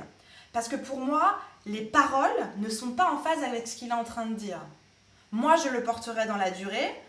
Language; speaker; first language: French; native; French